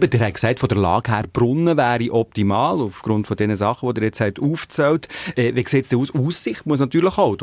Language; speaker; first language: German; native; German